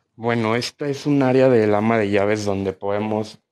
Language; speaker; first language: Spanish; native; Spanish